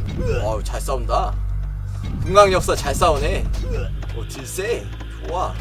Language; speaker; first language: Korean; native; Korean